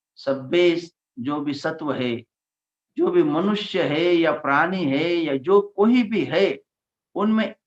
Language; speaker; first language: Hindi; non-native, local second language; Marathi